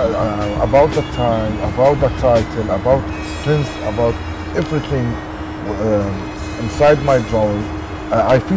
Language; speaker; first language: English; non-native, learner; Arabic